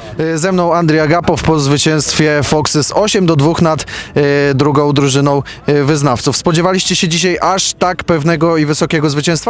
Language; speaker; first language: Polish; native; Polish